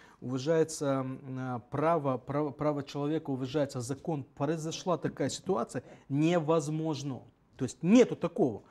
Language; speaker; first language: Russian; native; Russian